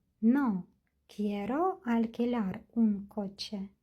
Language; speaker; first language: Spanish; non-native, fluent; Ukrainian